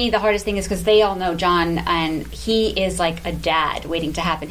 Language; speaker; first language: English; native; English